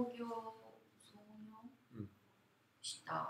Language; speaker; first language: Japanese; non-native, fluent; Korean